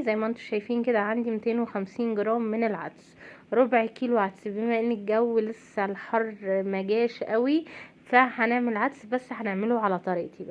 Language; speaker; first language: Arabic; native; Arabic